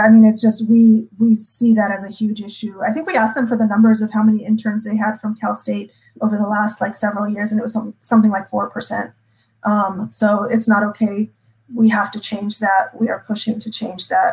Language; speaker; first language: English; native; English